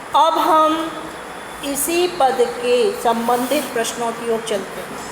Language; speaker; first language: Hindi; native; Hindi